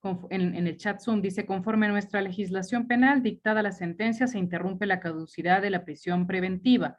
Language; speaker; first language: Spanish; native; Spanish